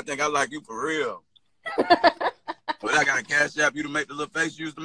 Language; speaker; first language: English; native; English